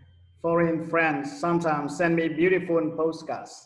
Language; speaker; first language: English; non-native, learner; Vietnamese